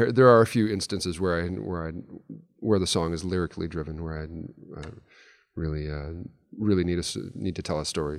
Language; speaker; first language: English; native; English